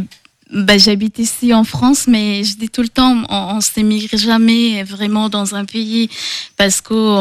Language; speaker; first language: French; non-native, fluent; Persian